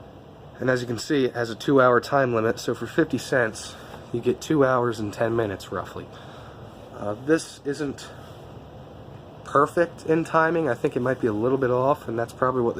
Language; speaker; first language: English; native; English